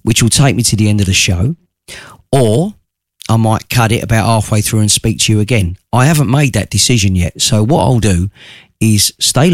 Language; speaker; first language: English; native; English